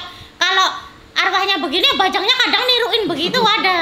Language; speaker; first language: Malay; non-native, local second language; Javanese